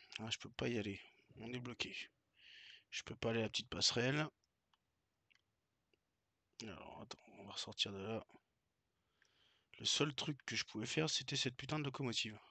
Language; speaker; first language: French; native; French